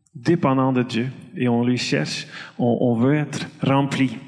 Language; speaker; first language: French; non-native, fluent; Dutch